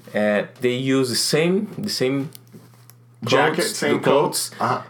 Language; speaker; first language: English; non-native, fluent; Portuguese